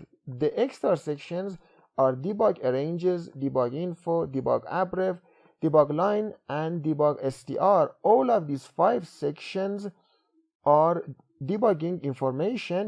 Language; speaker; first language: English; non-native, fluent; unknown